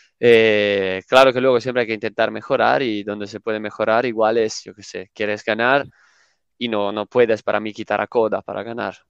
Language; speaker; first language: Spanish; non-native, fluent; Italian